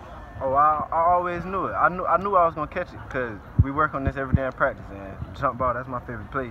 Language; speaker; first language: English; native; English